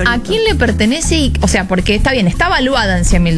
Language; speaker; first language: Spanish; native; Spanish